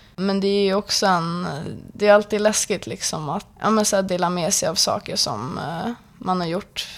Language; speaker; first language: Swedish; native; Swedish